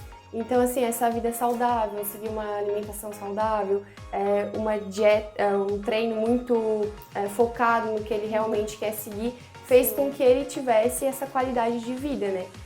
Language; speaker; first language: Portuguese; native; Portuguese